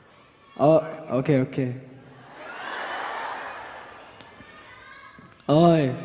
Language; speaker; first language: Japanese; non-native, learner; Korean